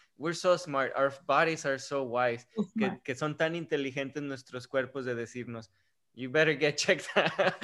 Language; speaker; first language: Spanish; early bilingual, heritage; Spanish